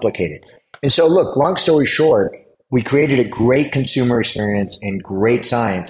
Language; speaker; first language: English; native; English